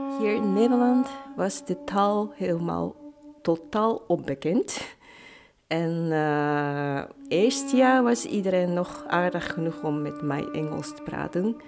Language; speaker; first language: Dutch; non-native, learner; Japanese